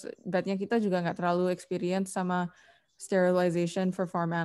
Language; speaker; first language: Indonesian; non-native, learner; English